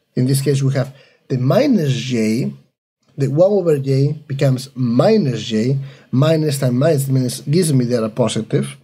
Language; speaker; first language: English; non-native, fluent; Spanish